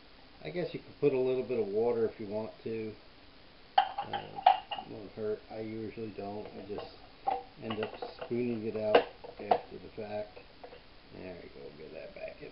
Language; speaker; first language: English; native; English